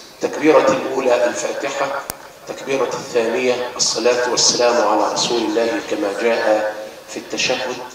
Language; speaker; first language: Arabic; native; Arabic